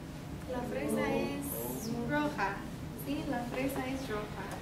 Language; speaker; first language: Spanish; non-native, fluent; English